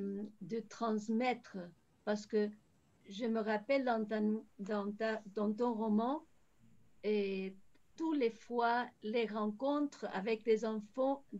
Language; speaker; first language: French; non-native, fluent; Spanish